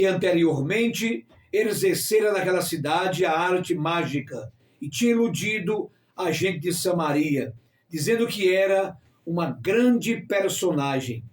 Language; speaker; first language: Portuguese; native; Portuguese